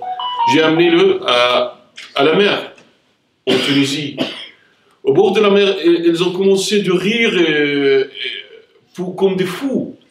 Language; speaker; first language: French; non-native, fluent; Arabic